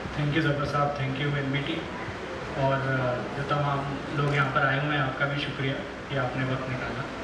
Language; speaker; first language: Hindi; native; Hindi